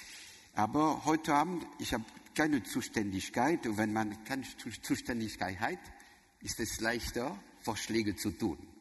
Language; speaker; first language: German; non-native, learner; French